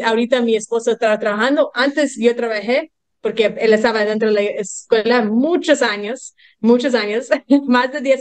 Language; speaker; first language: Spanish; early bilingual, heritage; English